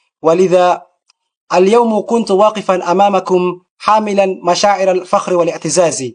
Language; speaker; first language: Arabic; non-native, fluent; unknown